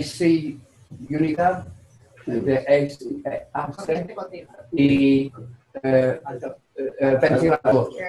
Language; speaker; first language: Spanish; non-native, learner; English